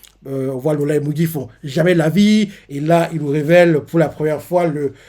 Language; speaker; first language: French; native; French